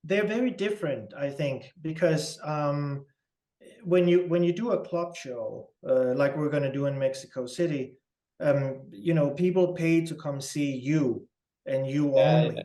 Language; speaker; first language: English; non-native, fluent; Danish